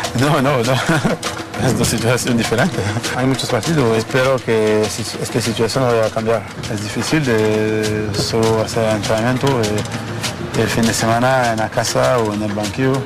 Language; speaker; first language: Spanish; non-native, learner; French